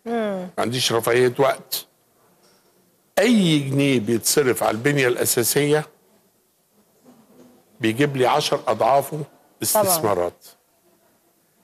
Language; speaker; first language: Arabic; native; Arabic